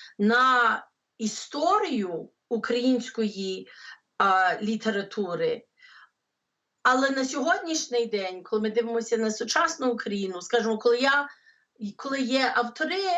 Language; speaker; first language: Ukrainian; early bilingual, heritage; English